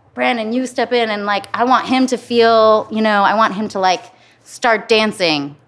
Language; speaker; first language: English; native; English